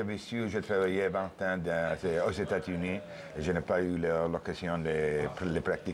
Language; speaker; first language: French; non-native, learner; Italian